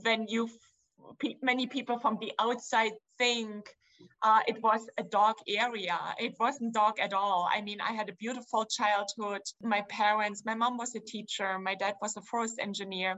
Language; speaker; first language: English; non-native, fluent; German